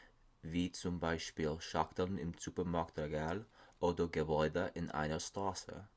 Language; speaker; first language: German; non-native, learner; English